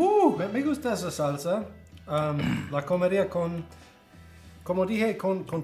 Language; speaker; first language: Spanish; non-native, fluent; English